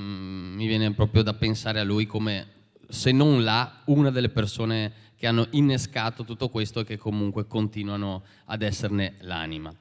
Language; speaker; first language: Italian; native; Italian